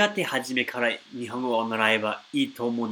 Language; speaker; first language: Japanese; non-native, fluent; English